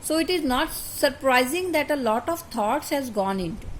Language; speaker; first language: English; non-native, local second language; Punjabi